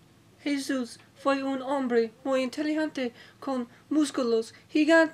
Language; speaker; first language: Spanish; non-native, learner; English